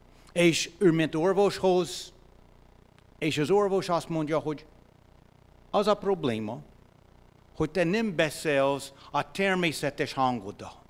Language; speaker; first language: Hungarian; non-native, fluent; English